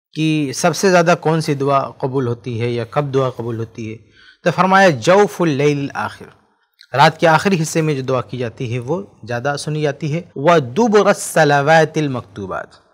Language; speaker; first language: Hindi; native; Hindi